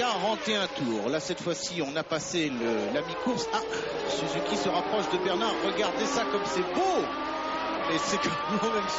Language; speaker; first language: French; native; French